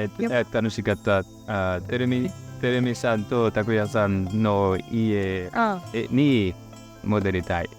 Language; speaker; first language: Japanese; non-native, learner; French